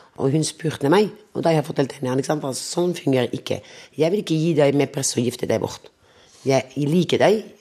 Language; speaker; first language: Norwegian; non-native, local second language; Romany